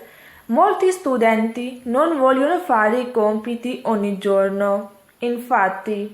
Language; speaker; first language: Italian; non-native, fluent; Urdu